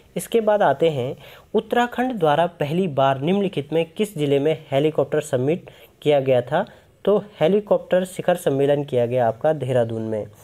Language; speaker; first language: Hindi; native; Hindi